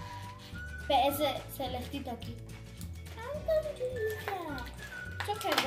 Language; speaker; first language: Spanish; early bilingual, heritage; Spanish